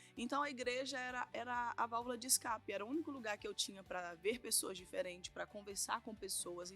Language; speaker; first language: Portuguese; native; Portuguese